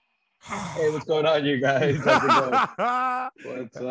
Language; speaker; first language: English; native; English